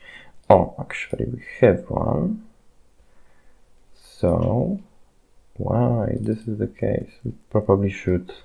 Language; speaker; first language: English; non-native, fluent; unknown